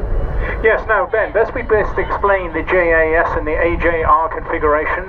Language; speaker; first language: English; native; English